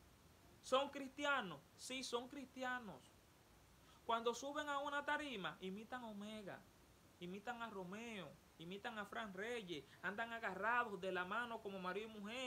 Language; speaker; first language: Spanish; native; Spanish